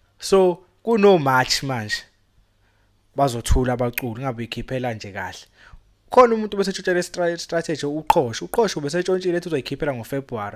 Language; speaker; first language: Zulu; native; Zulu